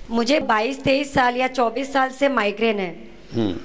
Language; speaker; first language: Hindi; non-native, local second language; Gujarati